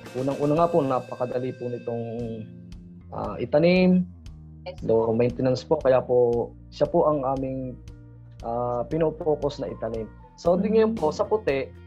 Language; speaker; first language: Filipino; native; Filipino